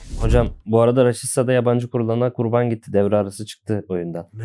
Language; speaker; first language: Turkish; native; Turkish